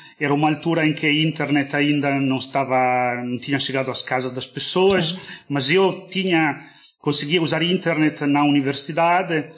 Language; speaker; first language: Portuguese; non-native, fluent; Italian